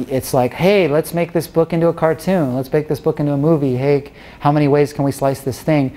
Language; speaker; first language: English; native; English